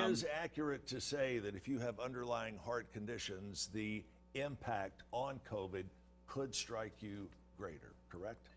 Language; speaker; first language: English; native; English